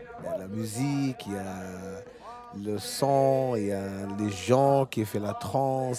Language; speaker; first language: French; non-native, learner; Arabic